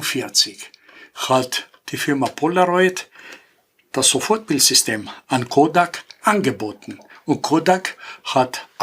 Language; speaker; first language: German; non-native, fluent; Greek